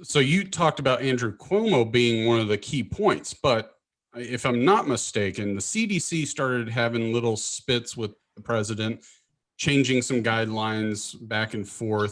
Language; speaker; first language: English; native; English